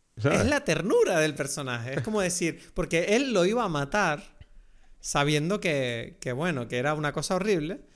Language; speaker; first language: Spanish; native; Spanish